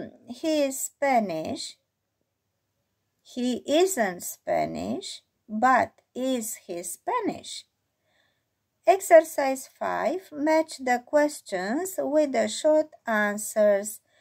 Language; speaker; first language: English; non-native, fluent; Romanian